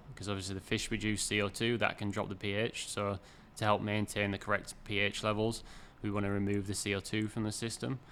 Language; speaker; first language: English; native; English